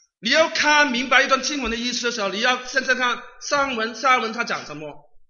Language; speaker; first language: Chinese; non-native, local second language; Cantonese